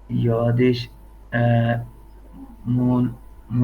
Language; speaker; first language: Persian; non-native, learner; Urdu